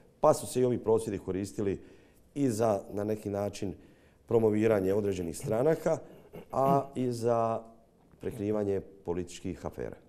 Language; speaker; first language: Croatian; native; Croatian